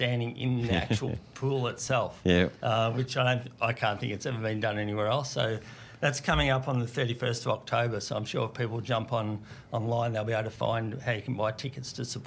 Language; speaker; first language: English; native; English